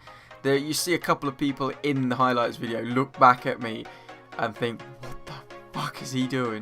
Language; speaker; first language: English; native; English